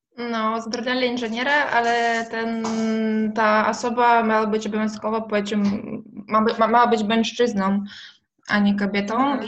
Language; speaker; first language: Polish; non-native, fluent; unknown